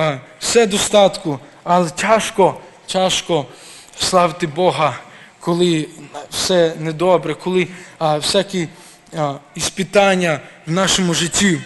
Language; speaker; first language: Ukrainian; early bilingual, heritage; Ukrainian